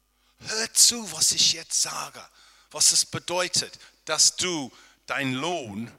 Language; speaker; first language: German; non-native, fluent; English